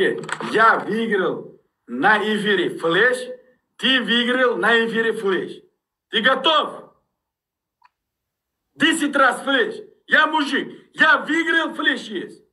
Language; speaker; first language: Russian; non-native, learner; Uzbek